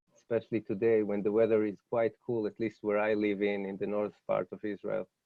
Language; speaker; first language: English; non-native, fluent; Hebrew